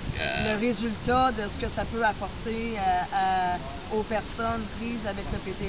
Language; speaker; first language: French; native; French